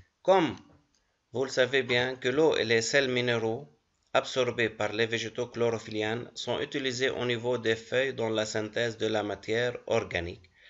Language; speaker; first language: French; non-native, local second language; Arabic